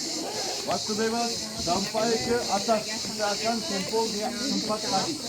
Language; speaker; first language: Indonesian; non-native, learner; Turkish